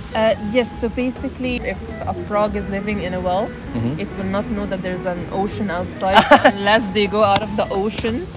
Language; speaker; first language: English; non-native, fluent; Arabic